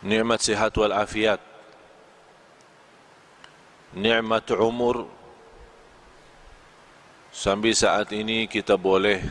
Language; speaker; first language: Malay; non-native, fluent; Arabic